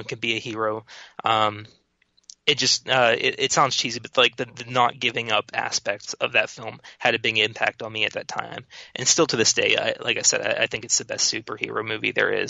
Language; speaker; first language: English; native; English